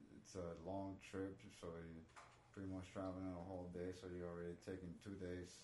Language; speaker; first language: English; non-native, fluent; Spanish